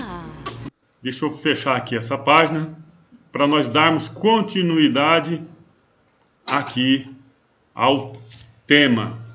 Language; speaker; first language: Portuguese; native; Portuguese